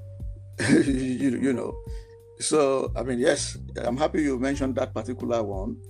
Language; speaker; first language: English; non-native, local second language; Yoruba